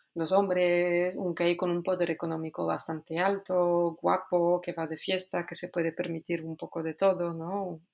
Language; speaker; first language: Spanish; non-native, fluent; Polish